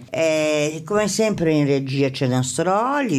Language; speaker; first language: Italian; native; Italian